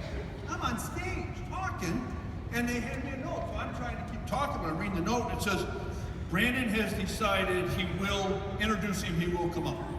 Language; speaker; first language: English; native; English